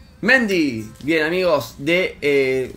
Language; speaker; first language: Spanish; native; Spanish